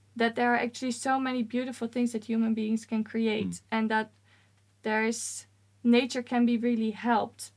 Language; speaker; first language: English; non-native, fluent; Dutch